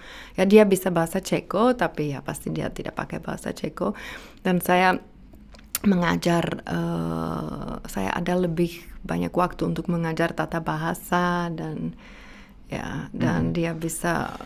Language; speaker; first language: Indonesian; non-native, fluent; Czech